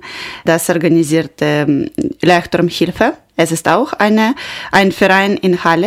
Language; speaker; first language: German; non-native, learner; Ukrainian